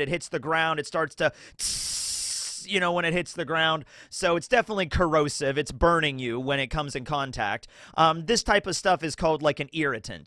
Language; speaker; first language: English; native; English